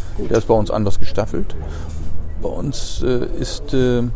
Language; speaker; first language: German; native; German